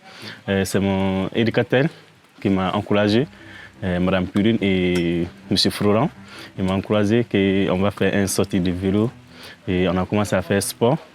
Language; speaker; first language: French; non-native, learner; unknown